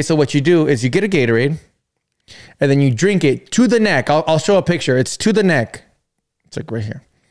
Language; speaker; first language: English; early bilingual, other home language; Spanish